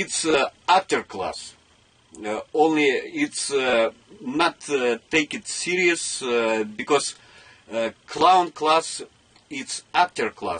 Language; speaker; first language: English; non-native, learner; Russian